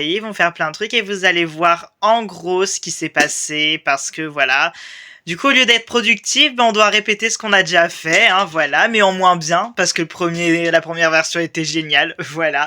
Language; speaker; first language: French; native; French